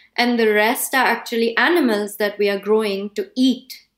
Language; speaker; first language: English; non-native, local second language; Hindi